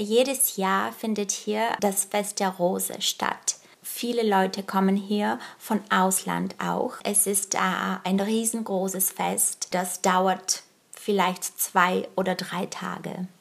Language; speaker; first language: German; early bilingual, other home language; Bulgarian